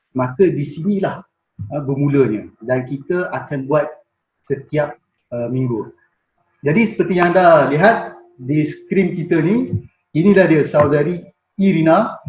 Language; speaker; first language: Malay; native; Malay